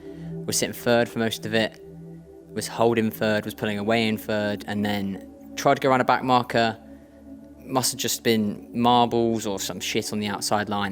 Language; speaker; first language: English; native; English